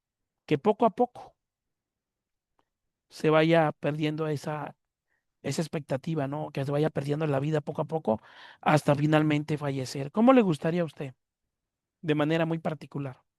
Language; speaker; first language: Spanish; native; Spanish